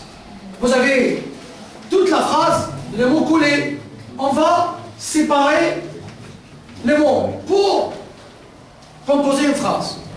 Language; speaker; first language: French; non-native, fluent; Arabic